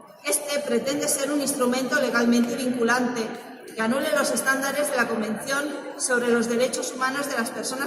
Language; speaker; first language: Spanish; native; Spanish